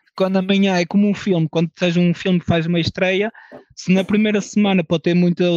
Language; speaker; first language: Portuguese; early bilingual, heritage; French